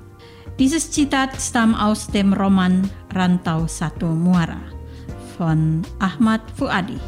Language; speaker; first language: German; non-native, fluent; Indonesian